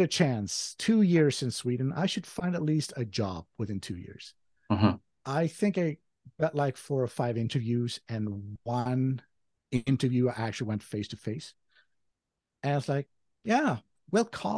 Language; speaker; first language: English; non-native, fluent; Swedish